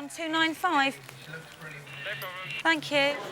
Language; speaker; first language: English; native; English